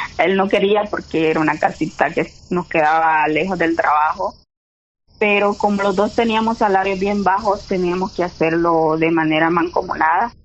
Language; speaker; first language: Spanish; native; Spanish